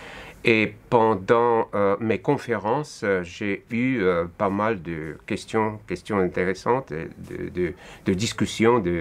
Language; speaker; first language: French; non-native, fluent; Russian